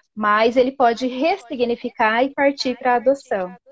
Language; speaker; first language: Portuguese; native; Portuguese